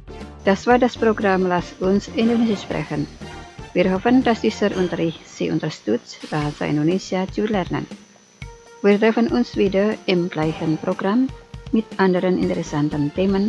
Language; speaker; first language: German; non-native, fluent; Indonesian